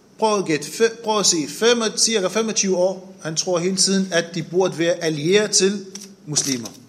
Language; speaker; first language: Danish; non-native, fluent; Arabic